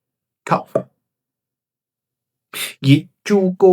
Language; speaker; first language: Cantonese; non-native, learner; English